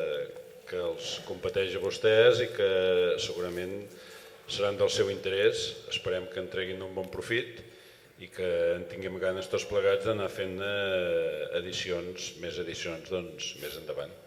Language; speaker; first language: Catalan; native; Catalan